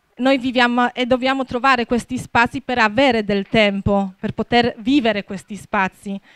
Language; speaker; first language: Italian; non-native, fluent; Polish